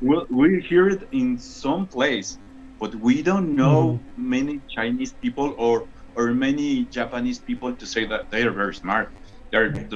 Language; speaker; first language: English; non-native, learner; Spanish